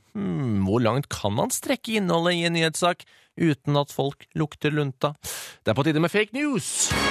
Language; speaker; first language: Norwegian; native; Norwegian